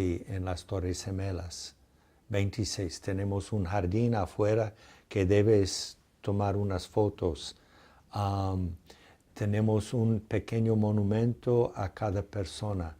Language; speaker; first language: Spanish; non-native, fluent; English